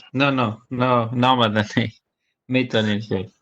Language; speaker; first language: Persian; native; Persian